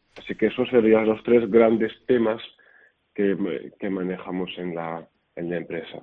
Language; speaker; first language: Spanish; non-native, fluent; French